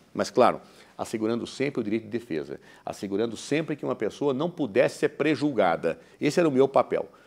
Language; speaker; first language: Portuguese; native; Portuguese